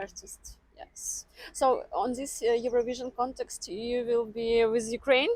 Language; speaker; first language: English; non-native, learner; Ukrainian